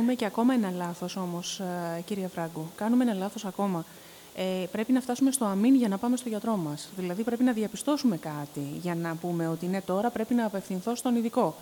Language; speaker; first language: Greek; native; Greek